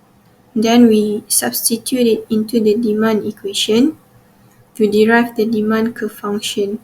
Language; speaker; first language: English; non-native, local second language; Malay